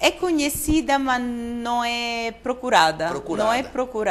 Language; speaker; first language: Portuguese; non-native, fluent; Italian